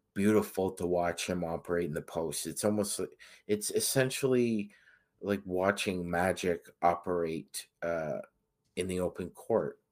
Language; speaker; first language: English; native; English